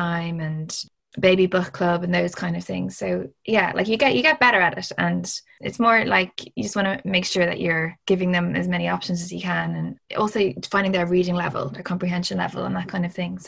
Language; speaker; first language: English; native; English